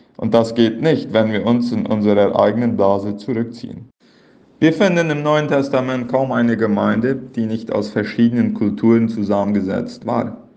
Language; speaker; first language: German; early bilingual, heritage; Plautdietsch